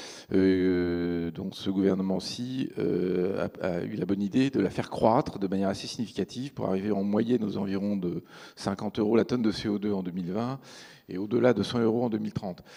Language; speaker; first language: French; native; French